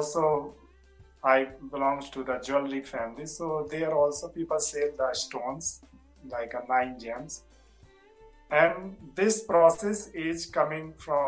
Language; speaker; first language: English; non-native, local second language; Hindi